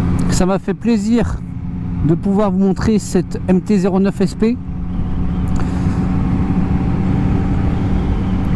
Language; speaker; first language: French; native; French